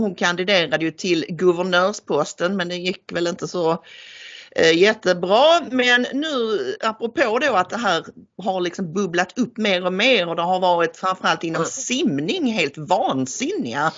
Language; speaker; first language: Swedish; native; Swedish